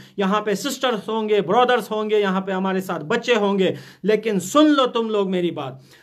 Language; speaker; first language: Hindi; non-native, fluent; Pashto